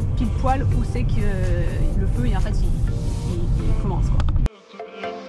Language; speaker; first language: French; native; French